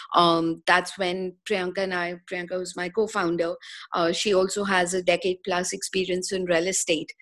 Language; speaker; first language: English; non-native, local second language; Hindi